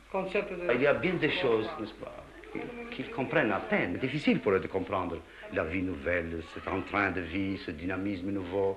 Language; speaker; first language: French; non-native, fluent; Albanian